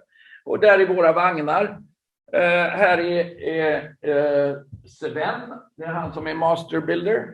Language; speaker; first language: Swedish; native; Swedish